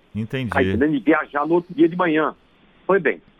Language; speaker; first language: Portuguese; native; Portuguese